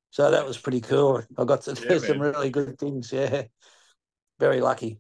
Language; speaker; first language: English; native; English